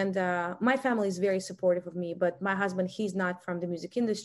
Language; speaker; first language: English; non-native, fluent; Russian